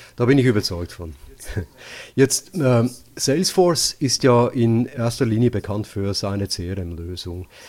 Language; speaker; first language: German; native; German